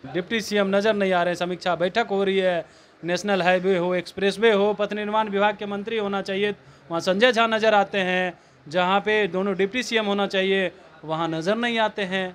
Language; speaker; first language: Hindi; native; Hindi